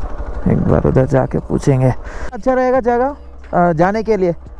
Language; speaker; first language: Hindi; non-native, local second language; Telugu